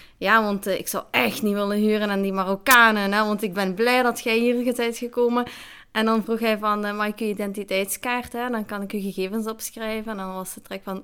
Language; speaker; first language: Dutch; early bilingual, other home language; Arabic